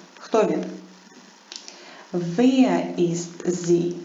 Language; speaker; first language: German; non-native, fluent; Ukrainian